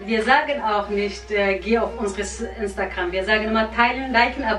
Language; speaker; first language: German; non-native, learner; Kurdish